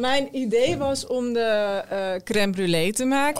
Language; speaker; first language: Dutch; native; Dutch